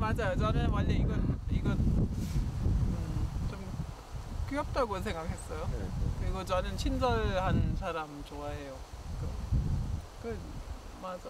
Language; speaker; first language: Korean; non-native, fluent; German